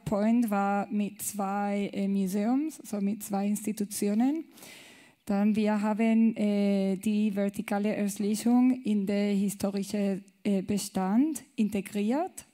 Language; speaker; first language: German; non-native, learner; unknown